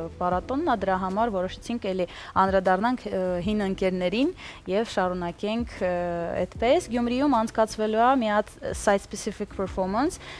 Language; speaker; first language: Armenian; early bilingual, heritage; Armenian